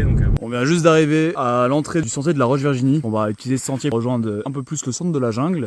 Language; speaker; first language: French; native; French